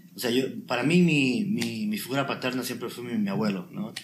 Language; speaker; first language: Spanish; native; Spanish